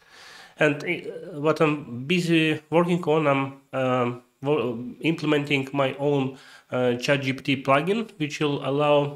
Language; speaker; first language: English; non-native, fluent; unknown